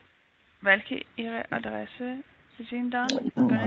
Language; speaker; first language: German; non-native, learner; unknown